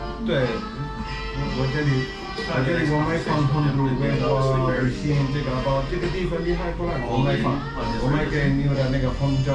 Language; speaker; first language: Chinese; non-native, learner; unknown